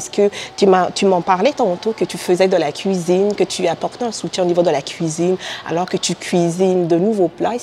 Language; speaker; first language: French; native; French